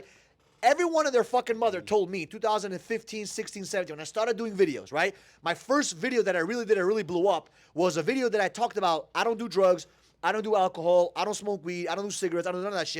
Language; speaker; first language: English; native; English